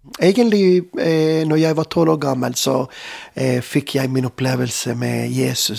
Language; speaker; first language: Norwegian; non-native, fluent; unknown